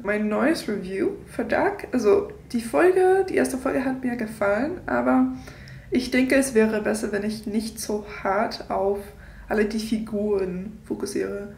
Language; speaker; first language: German; non-native, fluent; English